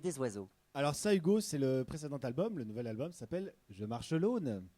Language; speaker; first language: French; native; French